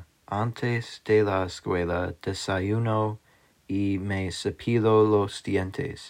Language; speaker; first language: Spanish; non-native, learner; English